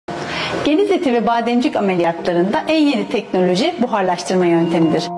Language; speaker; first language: Turkish; native; Turkish